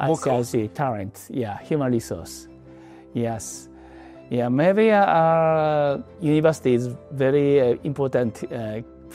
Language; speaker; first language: English; non-native, learner; Japanese